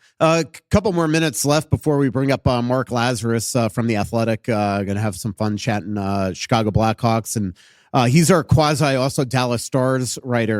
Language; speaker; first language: English; native; English